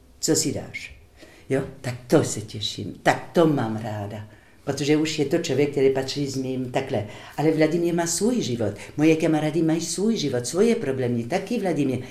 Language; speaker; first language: Czech; non-native, fluent; French